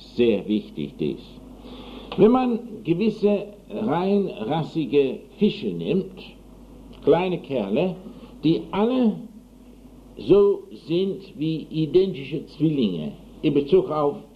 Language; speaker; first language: German; non-native, fluent; English